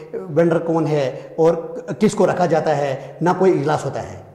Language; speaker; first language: Hindi; native; Hindi